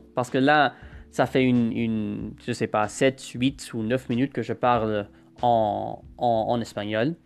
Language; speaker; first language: French; non-native, fluent; English